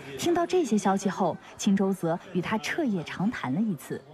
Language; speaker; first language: Chinese; native; Chinese